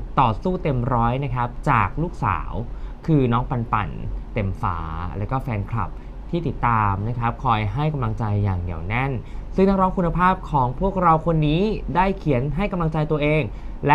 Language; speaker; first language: Thai; native; Thai